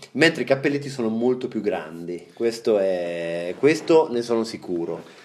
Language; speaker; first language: Italian; native; Italian